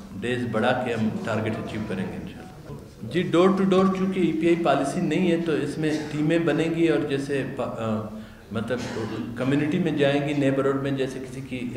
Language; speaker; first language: Urdu; non-native, local second language; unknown